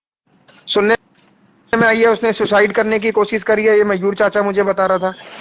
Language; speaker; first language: Hindi; native; Hindi